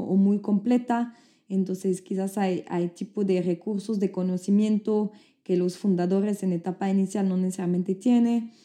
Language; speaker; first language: Spanish; non-native, fluent; French